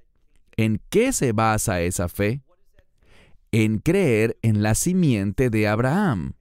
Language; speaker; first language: Spanish; native; Spanish